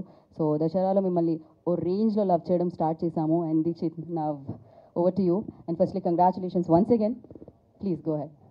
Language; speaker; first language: Telugu; native; Telugu